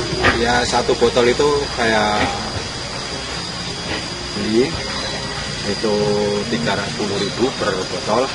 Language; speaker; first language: Indonesian; native; Indonesian